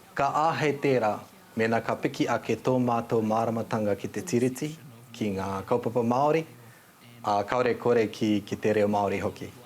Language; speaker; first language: Māori; non-native, fluent; Nepali